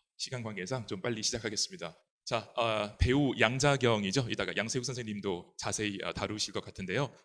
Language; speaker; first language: Korean; non-native, fluent; Chinese